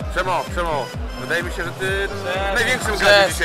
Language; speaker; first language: Polish; native; Polish